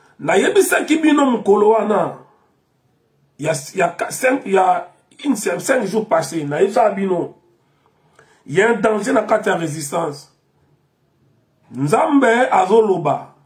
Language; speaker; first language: Lingala; non-native, local second language; Kongo